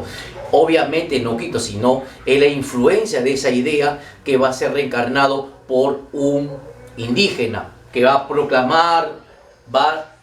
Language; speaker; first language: Spanish; native; Spanish